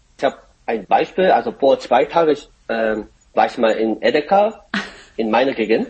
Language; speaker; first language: German; non-native, fluent; Korean